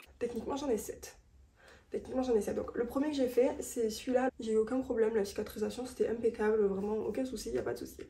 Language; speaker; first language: French; native; French